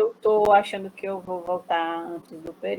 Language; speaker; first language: Portuguese; native; Portuguese